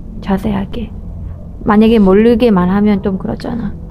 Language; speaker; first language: Korean; non-native, learner; Thai